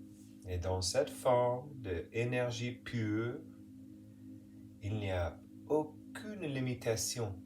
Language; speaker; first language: French; non-native, fluent; English